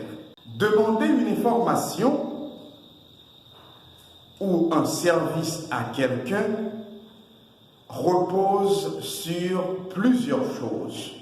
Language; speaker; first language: French; non-native, local second language; Haitian Creole